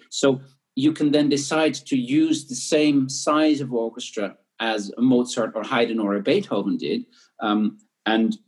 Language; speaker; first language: English; non-native, fluent; Dutch